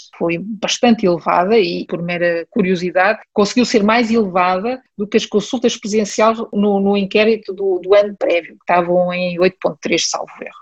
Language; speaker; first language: Portuguese; early bilingual, heritage; Portuguese